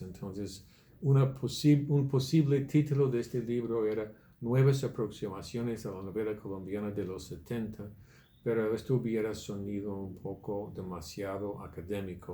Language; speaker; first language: Spanish; non-native, fluent; English